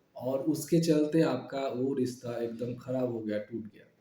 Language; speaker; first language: Hindi; non-native, local second language; Bangla